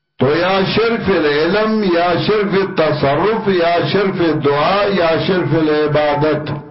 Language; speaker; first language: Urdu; non-native, local second language; Pashto